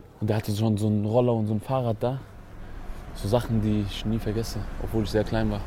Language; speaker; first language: German; early bilingual, other home language; Kurdish